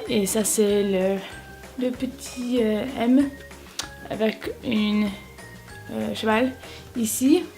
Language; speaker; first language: French; non-native, learner; English